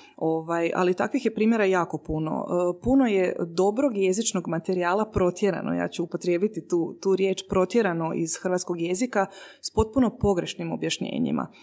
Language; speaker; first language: Croatian; native; Croatian